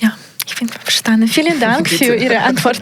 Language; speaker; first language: German; non-native, learner; Ukrainian